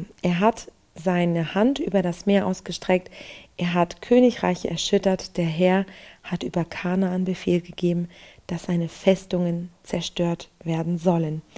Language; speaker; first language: German; native; German